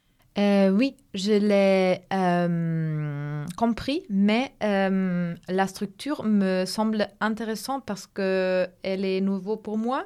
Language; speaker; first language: French; non-native, fluent; German